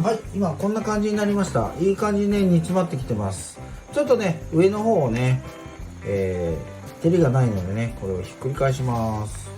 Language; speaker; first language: Japanese; native; Japanese